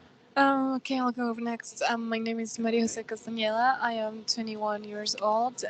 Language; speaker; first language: English; non-native, fluent; Spanish